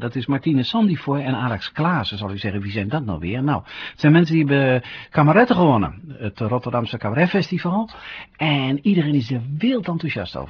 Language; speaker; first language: Dutch; native; Dutch